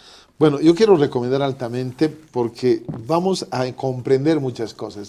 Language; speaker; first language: Spanish; native; Spanish